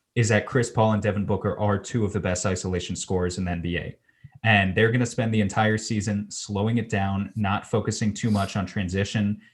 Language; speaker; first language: English; native; English